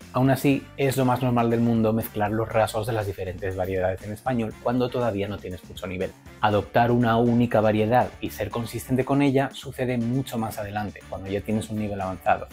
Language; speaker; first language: Spanish; native; Spanish